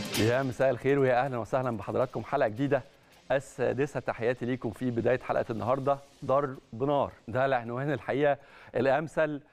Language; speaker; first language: Arabic; native; Arabic